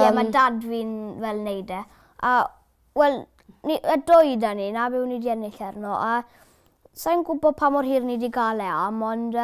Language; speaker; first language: Welsh; native; Welsh